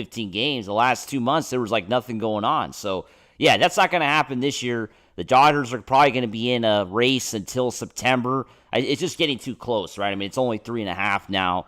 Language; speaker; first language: English; native; English